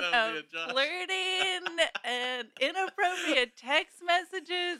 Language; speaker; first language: English; native; English